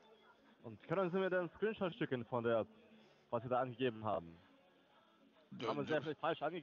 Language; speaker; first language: German; non-native, learner; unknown